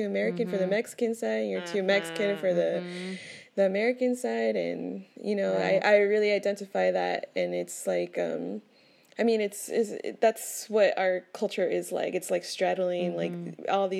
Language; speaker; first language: English; native; English